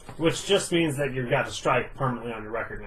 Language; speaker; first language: English; native; English